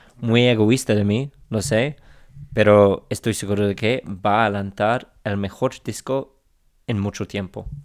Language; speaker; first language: Spanish; non-native, fluent; English